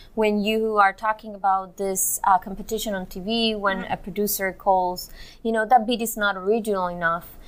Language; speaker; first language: English; non-native, fluent; Spanish